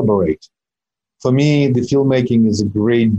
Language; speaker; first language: English; non-native, fluent; Russian